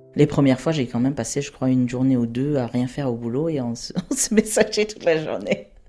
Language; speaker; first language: French; native; French